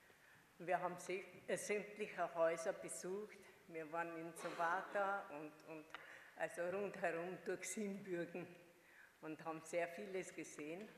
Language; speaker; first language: German; non-native, fluent; Hungarian